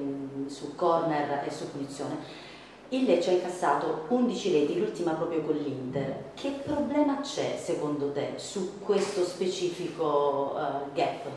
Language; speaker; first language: Italian; native; Italian